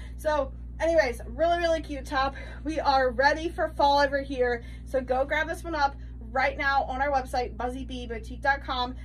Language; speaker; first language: English; native; English